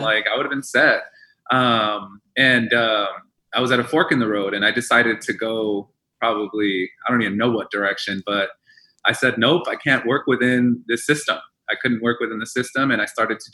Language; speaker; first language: English; early bilingual, other home language; Spanish